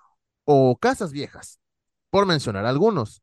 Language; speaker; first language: Spanish; native; Spanish